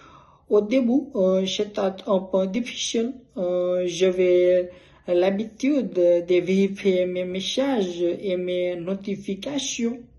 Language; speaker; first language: French; non-native, learner; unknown